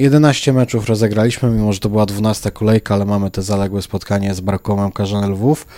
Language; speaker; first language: Polish; native; Polish